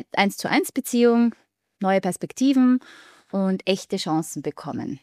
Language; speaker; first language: German; native; German